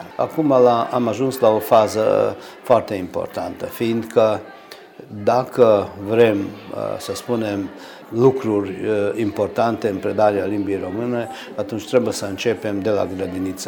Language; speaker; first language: Romanian; early bilingual, heritage; Romanian